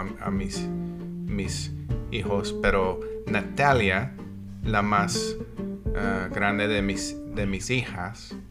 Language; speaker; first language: Spanish; non-native, learner; English